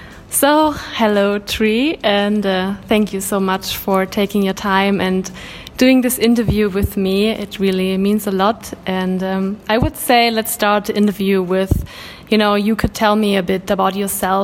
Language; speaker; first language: English; non-native, fluent; German